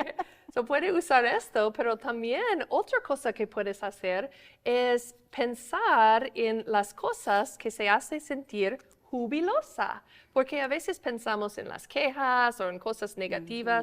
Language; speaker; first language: Spanish; non-native, fluent; English